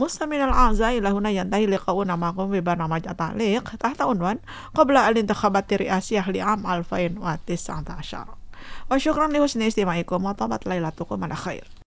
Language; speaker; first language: Arabic; non-native, fluent; Indonesian